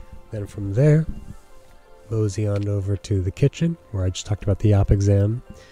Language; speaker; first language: English; native; English